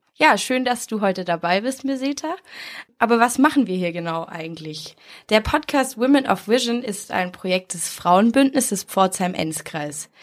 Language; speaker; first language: German; native; German